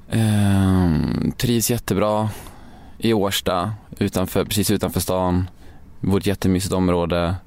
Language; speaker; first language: Swedish; native; Swedish